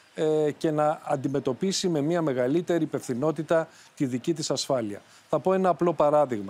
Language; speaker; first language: Greek; native; Greek